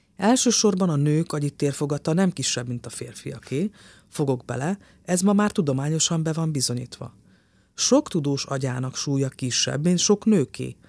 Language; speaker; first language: Hungarian; native; Hungarian